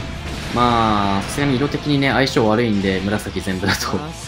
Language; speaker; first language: Japanese; native; Japanese